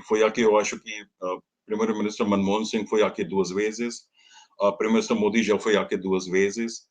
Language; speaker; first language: Portuguese; non-native, learner; Hindi